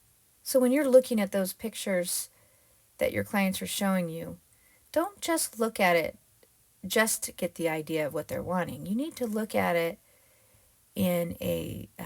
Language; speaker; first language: English; native; English